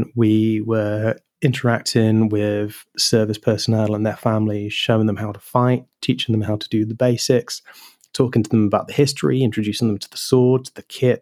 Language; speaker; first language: English; native; English